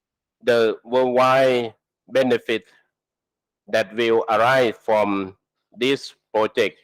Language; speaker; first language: English; non-native, learner; Thai